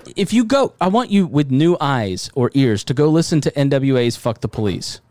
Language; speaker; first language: English; early bilingual, other home language; German